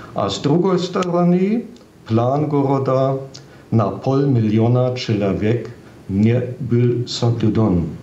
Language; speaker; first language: Russian; non-native, fluent; German